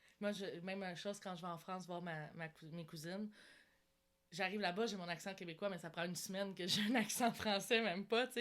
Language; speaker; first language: French; native; French